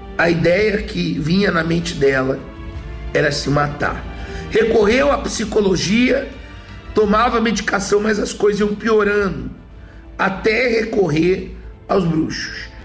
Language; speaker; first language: Portuguese; native; Portuguese